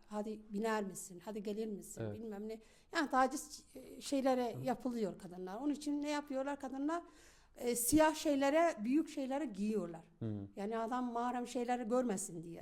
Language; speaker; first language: Turkish; non-native, learner; Arabic